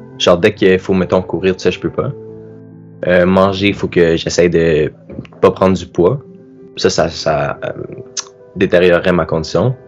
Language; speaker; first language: French; native; French